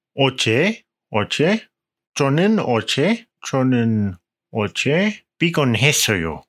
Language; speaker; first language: Korean; non-native, learner; German